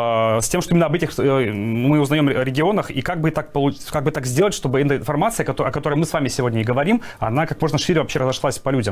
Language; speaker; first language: Russian; native; Russian